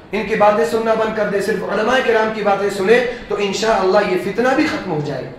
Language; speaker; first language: Urdu; native; Urdu